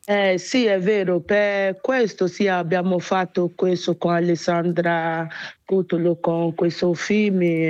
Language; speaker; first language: Italian; non-native, learner; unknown